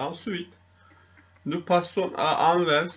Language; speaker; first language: French; non-native, fluent; Turkish